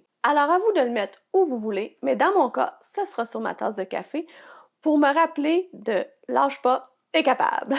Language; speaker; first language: French; native; French